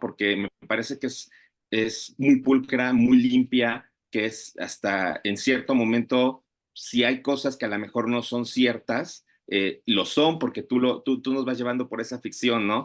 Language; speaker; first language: Spanish; native; Spanish